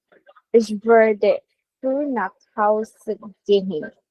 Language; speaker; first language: German; non-native, learner; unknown